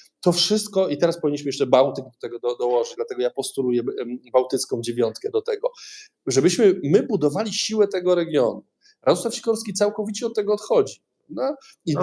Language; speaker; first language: Polish; native; Polish